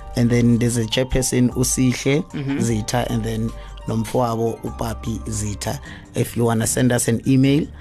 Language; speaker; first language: English; non-native, local second language; Zulu